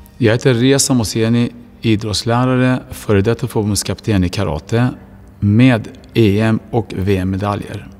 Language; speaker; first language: Swedish; non-native, fluent; Persian